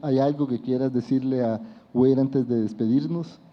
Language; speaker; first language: Spanish; native; Spanish